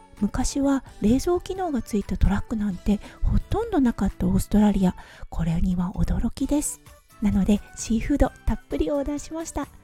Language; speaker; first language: Japanese; native; Japanese